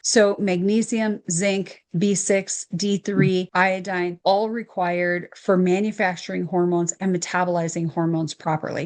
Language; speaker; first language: English; native; English